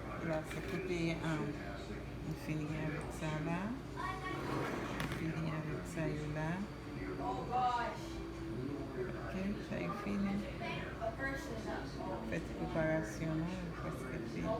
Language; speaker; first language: French; non-native, local second language; Haitian Creole